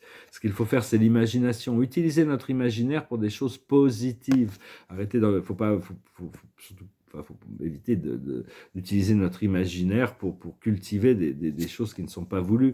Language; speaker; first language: French; native; French